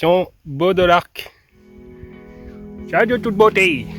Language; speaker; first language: French; native; French